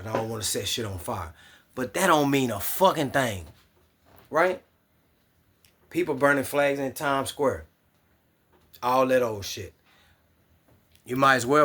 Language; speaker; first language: English; native; English